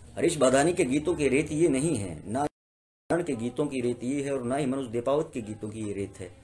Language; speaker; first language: Hindi; native; Hindi